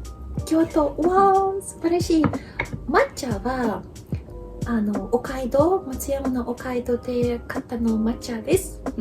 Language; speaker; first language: Japanese; non-native, learner; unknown